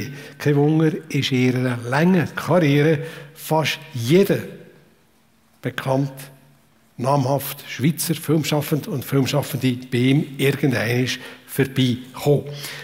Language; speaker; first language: German; native; German